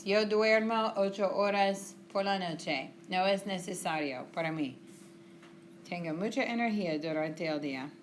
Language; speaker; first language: Spanish; non-native, fluent; English